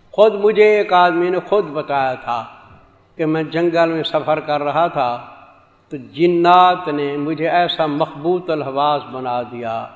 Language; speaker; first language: Urdu; non-native, local second language; Saraiki